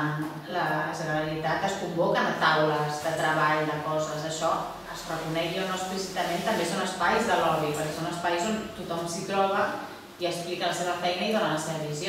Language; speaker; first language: Catalan; native; Catalan